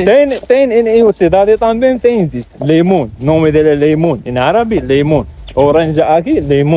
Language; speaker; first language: Portuguese; non-native, learner; Arabic